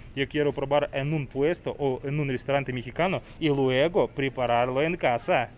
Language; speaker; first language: Spanish; non-native, learner; Russian